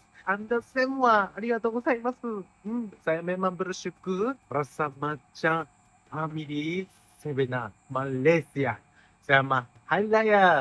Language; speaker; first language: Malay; non-native, fluent; Japanese